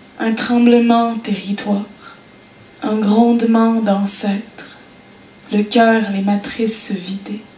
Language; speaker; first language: French; non-native, local second language; Innu-aimun